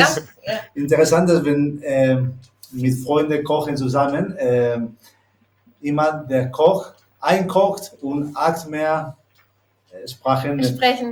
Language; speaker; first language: German; non-native, learner; Spanish